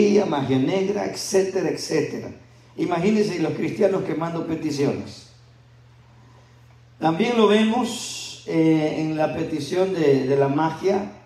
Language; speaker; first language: Spanish; native; Spanish